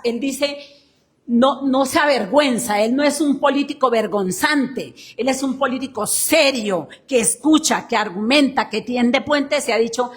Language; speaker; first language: Spanish; native; Spanish